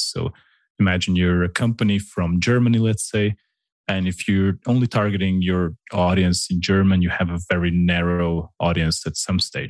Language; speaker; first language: English; non-native, fluent; Slovenian